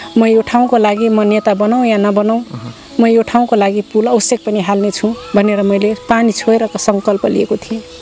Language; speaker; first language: Nepali; non-native, local second language; Dangaura Tharu